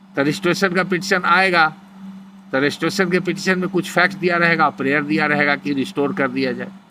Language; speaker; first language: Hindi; native; Hindi